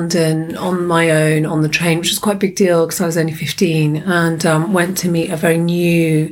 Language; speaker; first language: English; native; English